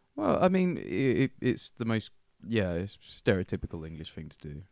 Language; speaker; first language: English; native; English